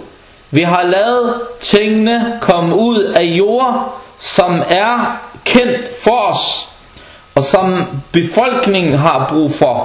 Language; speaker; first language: Danish; non-native, fluent; Arabic